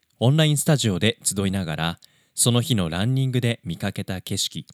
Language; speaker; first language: Japanese; native; Japanese